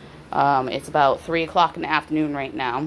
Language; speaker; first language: English; native; English